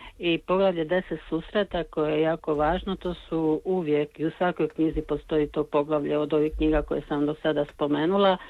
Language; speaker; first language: Croatian; early bilingual, heritage; Croatian